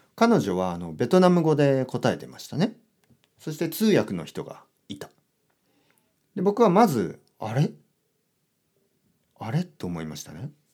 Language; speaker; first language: Japanese; native; Japanese